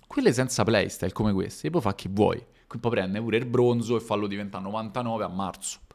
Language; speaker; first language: Italian; native; Italian